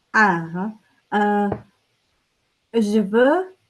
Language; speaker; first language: French; non-native, learner; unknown